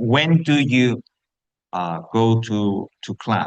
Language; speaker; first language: English; non-native, fluent; Spanish